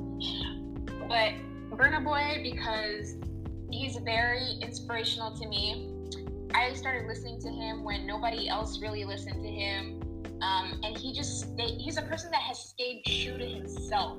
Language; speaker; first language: English; native; English